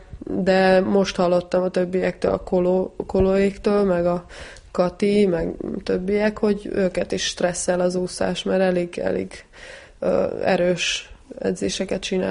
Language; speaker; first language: Hungarian; non-native, fluent; Serbian